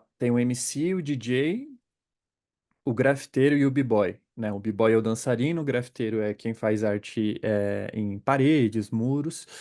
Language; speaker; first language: Portuguese; native; Portuguese